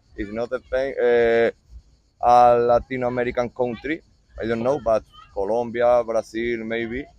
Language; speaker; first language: English; non-native, learner; Italian